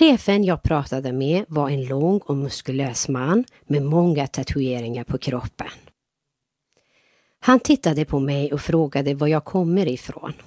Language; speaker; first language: Swedish; non-native, fluent; Persian